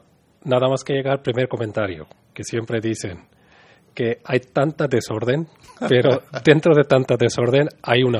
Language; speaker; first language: Spanish; non-native, fluent; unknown